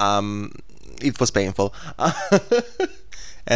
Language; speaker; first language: English; non-native, fluent; Serbian